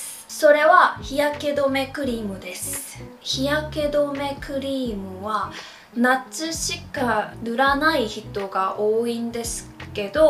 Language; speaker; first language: Japanese; non-native, fluent; Korean